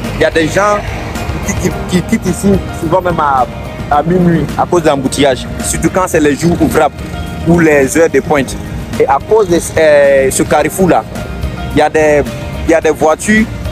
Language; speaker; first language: French; native; French